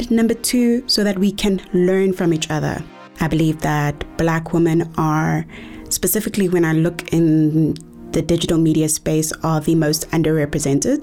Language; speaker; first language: English; non-native, local second language; Xhosa